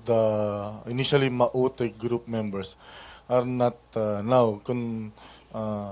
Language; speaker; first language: English; non-native, local second language; Filipino